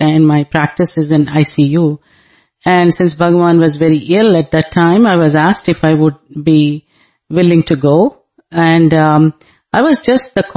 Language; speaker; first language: English; non-native, local second language; Telugu